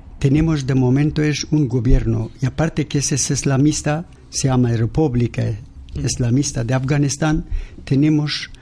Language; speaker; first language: Spanish; non-native, learner; Persian